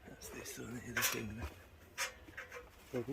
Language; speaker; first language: Polish; non-native, learner; Dutch